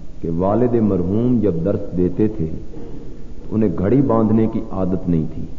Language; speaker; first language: Urdu; non-native, local second language; Punjabi